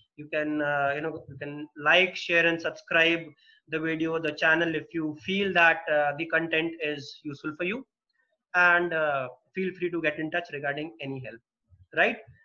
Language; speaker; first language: English; non-native, local second language; Hindi